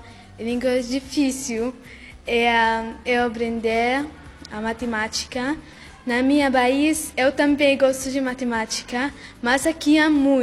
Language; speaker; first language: Portuguese; non-native, learner; Arabic